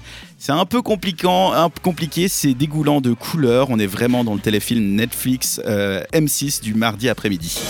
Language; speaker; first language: French; native; French